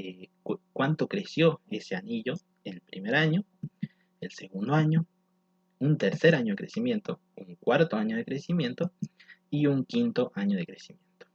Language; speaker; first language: Spanish; native; Spanish